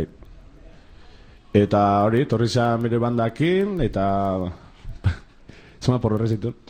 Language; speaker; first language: Basque; native; Basque